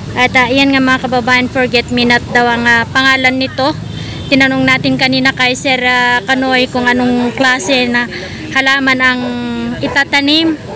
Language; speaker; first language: Filipino; native; Filipino